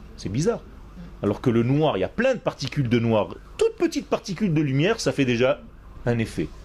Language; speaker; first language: French; non-native, fluent; Hebrew